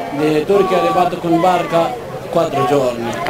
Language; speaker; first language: Italian; non-native, learner; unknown